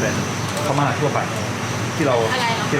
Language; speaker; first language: Thai; non-native, fluent; English